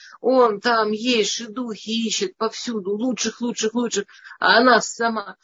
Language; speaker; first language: Russian; native; Russian